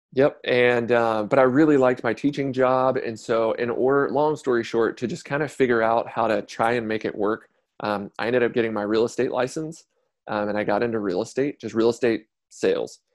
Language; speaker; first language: English; native; English